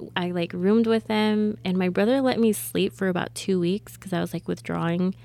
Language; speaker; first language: English; native; English